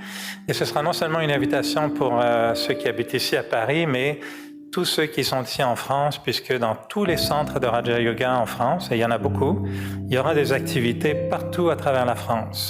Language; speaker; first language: French; native; French